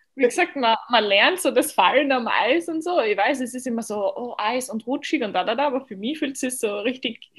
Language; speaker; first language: German; native; German